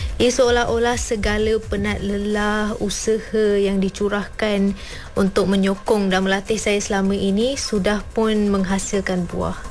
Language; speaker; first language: Malay; early bilingual, other home language; Urdu